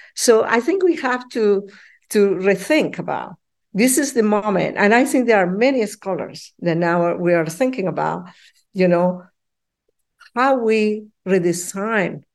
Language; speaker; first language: English; non-native, fluent; Spanish